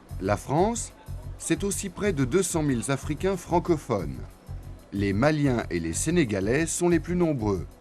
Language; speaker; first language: French; native; French